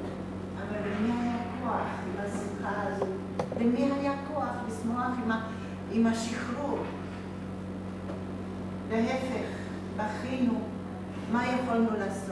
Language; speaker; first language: Hebrew; non-native, fluent; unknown